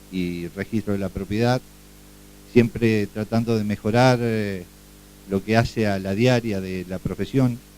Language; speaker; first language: Spanish; native; Spanish